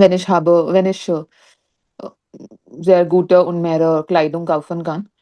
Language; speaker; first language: German; non-native, learner; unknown